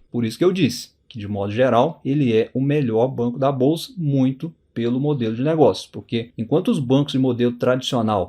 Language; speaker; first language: Portuguese; native; Portuguese